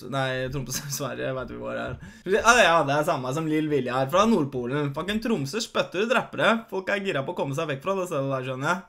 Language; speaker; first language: Norwegian; early bilingual, other home language; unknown